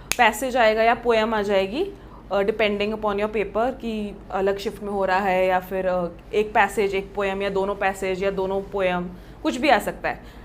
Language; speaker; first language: Hindi; native; Hindi